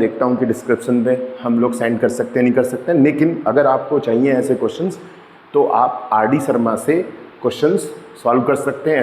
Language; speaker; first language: Hindi; native; Hindi